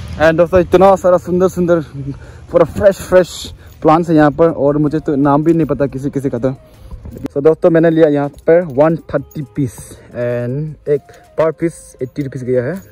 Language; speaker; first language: Hindi; non-native, local second language; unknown